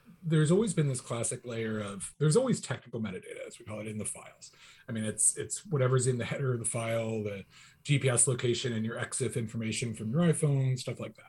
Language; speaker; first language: English; native; English